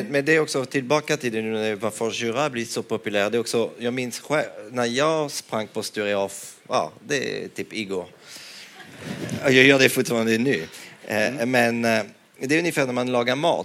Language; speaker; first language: Swedish; non-native, fluent; French